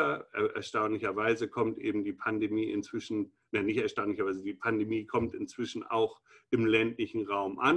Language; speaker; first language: German; native; German